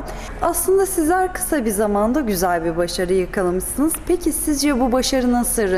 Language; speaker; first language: Turkish; native; Turkish